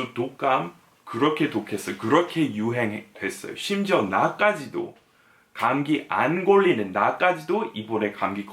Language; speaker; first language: Korean; non-native, fluent; English